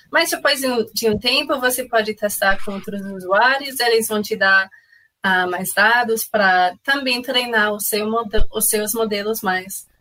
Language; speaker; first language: Portuguese; non-native, fluent; English